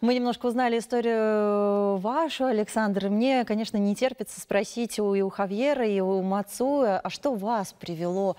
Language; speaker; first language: Russian; native; Russian